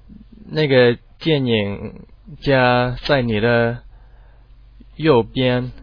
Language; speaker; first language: Chinese; non-native, learner; English